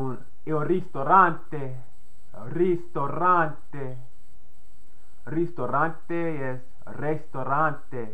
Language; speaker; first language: Spanish; non-native, learner; English